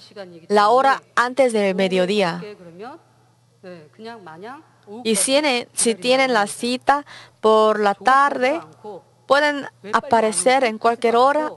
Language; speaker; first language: Spanish; non-native, learner; Korean